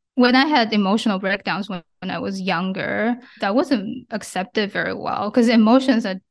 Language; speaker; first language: English; non-native, fluent; Chinese